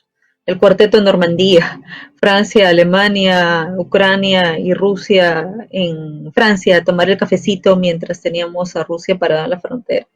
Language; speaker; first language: Spanish; native; Spanish